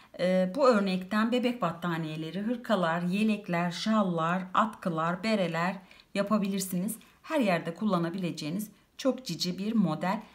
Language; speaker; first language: Turkish; native; Turkish